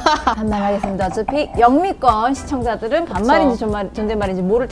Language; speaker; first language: Korean; native; Korean